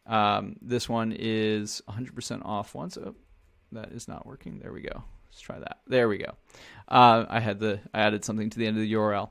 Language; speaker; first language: English; native; English